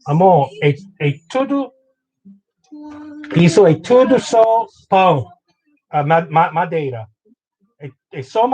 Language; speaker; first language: Portuguese; non-native, learner; English